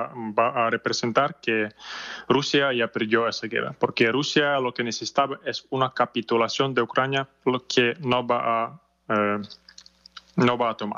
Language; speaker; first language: Spanish; non-native, fluent; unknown